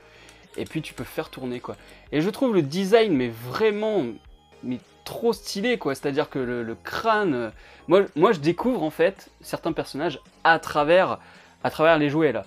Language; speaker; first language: French; native; French